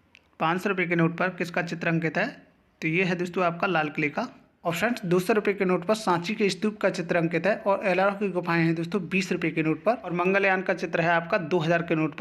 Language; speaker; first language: Hindi; native; Hindi